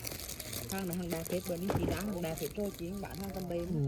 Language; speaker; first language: Vietnamese; native; Vietnamese